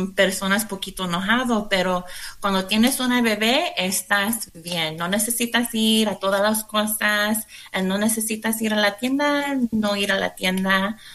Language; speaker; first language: Spanish; non-native, learner; English